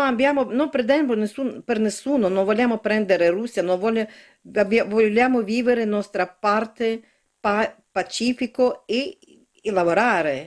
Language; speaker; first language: Italian; non-native, learner; Ukrainian